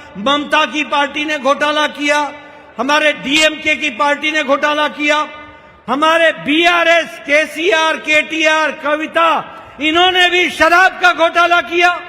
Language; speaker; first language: Hindi; native; Hindi